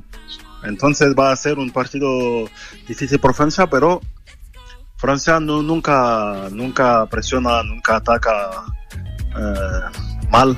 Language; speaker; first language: Spanish; non-native, fluent; French